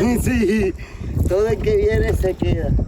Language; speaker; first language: Spanish; native; Spanish